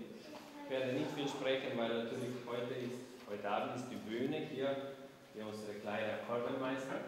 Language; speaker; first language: German; non-native, fluent; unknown